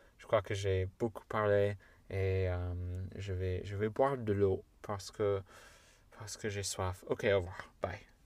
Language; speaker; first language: French; non-native, fluent; English